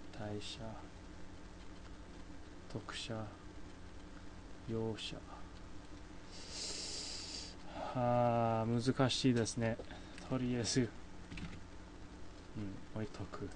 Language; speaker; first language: Japanese; non-native, fluent; English